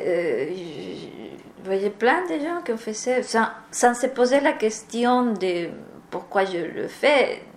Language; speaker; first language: French; non-native, learner; Spanish